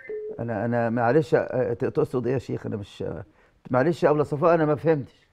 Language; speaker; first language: Arabic; native; Arabic